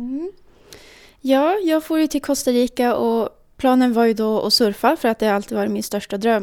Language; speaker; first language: Swedish; native; Swedish